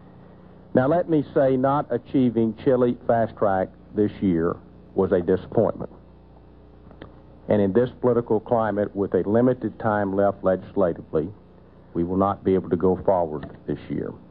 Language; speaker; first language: English; native; English